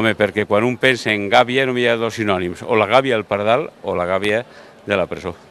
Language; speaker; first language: Catalan; native; Catalan